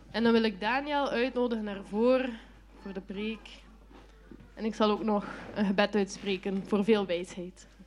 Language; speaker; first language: Dutch; native; Dutch